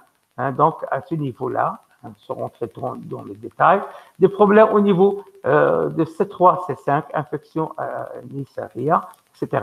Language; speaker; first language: French; non-native, local second language; Arabic